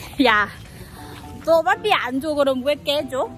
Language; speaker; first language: Korean; non-native, learner; Vietnamese